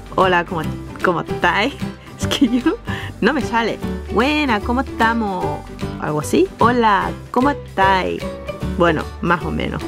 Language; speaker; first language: Spanish; non-native, fluent; Japanese